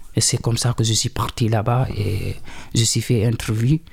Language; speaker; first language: French; non-native, local second language; Wolof